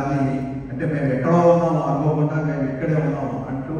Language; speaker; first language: Telugu; native; Telugu